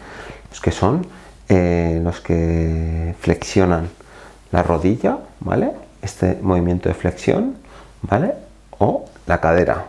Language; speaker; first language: Spanish; native; Spanish